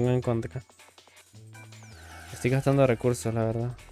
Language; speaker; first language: Spanish; native; Spanish